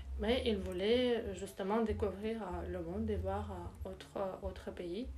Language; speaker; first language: French; non-native, learner; English